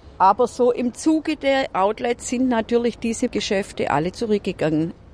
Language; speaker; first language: German; native; German